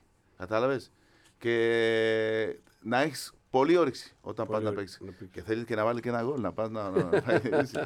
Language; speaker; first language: Greek; non-native, fluent; Spanish